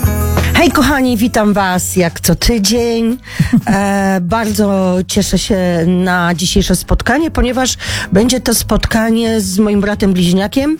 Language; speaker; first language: Polish; native; Polish